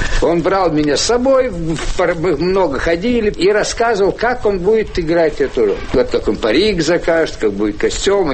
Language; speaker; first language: Russian; native; Russian